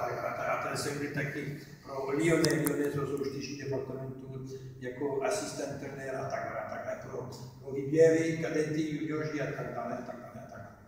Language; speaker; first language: Czech; non-native, learner; French